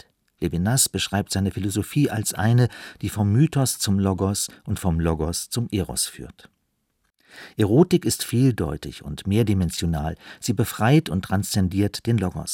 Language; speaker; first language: German; native; German